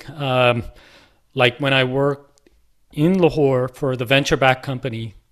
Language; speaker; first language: English; non-native, local second language; Punjabi